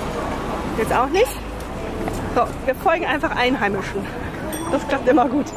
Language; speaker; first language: German; native; German